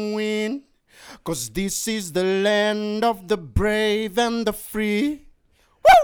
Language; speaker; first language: English; non-native, local second language; Shona